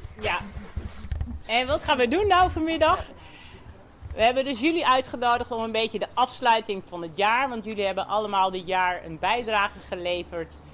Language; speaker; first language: Dutch; native; Dutch